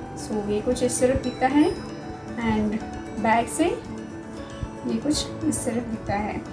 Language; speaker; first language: Hindi; non-native, local second language; Kannada